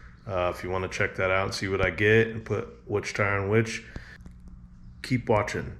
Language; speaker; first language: English; native; English